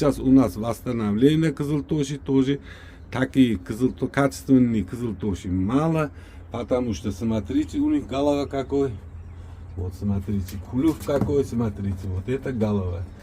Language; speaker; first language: Russian; non-native, local second language; Uzbek